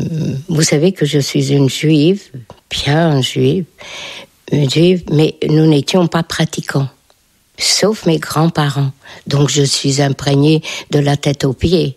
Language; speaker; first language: French; non-native, fluent; Hungarian